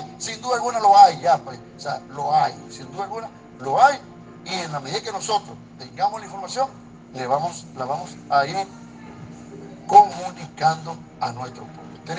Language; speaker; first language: Spanish; native; Spanish